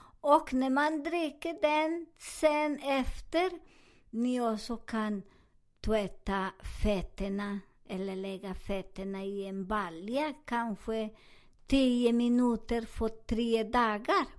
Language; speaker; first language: Swedish; non-native, learner; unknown